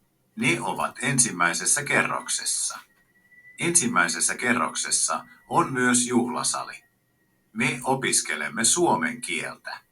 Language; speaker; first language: Finnish; non-native, learner; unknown